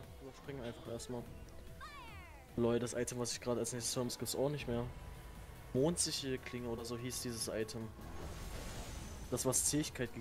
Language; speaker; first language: German; native; German